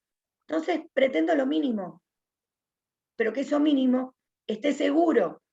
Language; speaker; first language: Spanish; native; Spanish